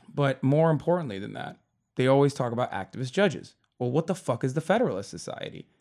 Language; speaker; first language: English; native; English